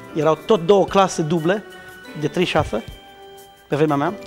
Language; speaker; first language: Romanian; native; Romanian